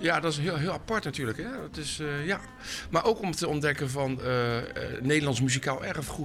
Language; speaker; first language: Dutch; native; Dutch